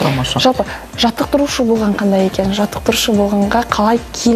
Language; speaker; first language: Kazakh; native; Kazakh